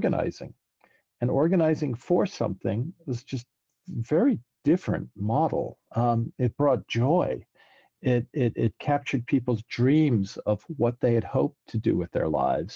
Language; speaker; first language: English; native; English